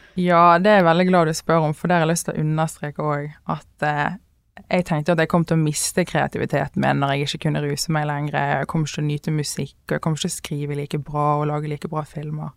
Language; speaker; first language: Norwegian; native; Norwegian